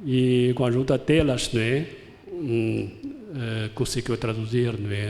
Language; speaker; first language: Portuguese; non-native, fluent; Chinese